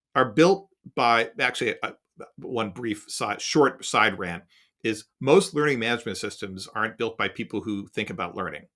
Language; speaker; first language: English; native; English